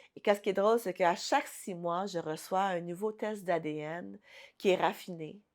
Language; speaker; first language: French; early bilingual, other home language; Haitian Creole